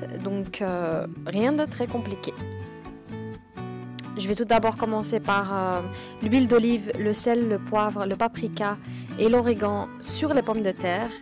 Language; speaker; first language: French; native; French